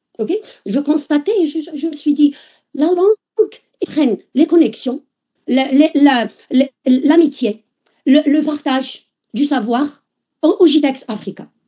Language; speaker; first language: French; non-native, local second language; Arabic